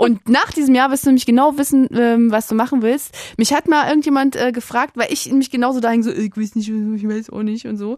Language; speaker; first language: German; native; German